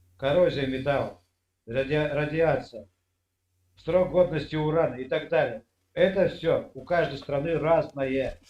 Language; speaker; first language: Russian; native; Russian